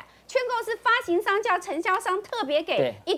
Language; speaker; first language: Chinese; native; Chinese